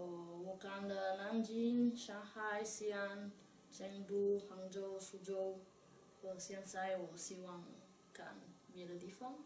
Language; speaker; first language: Chinese; non-native, learner; Italian